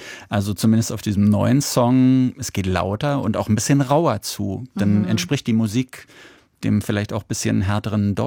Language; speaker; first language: German; native; German